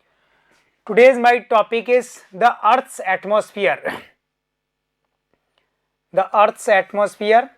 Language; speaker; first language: English; non-native, local second language; Hindi